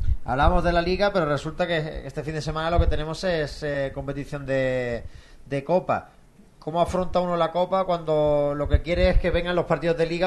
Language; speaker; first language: Spanish; native; Spanish